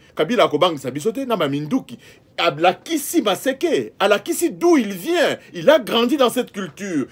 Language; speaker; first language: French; non-native, local second language; Lingala